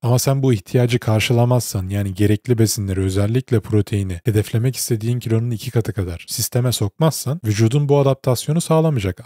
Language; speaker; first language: Turkish; native; Turkish